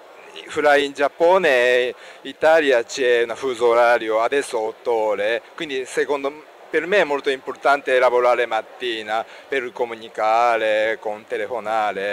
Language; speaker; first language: Italian; non-native, learner; Japanese